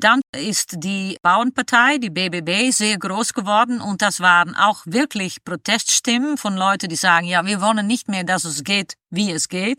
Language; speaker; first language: German; non-native, fluent; Dutch